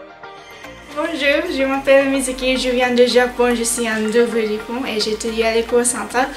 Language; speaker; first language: French; non-native, fluent; Japanese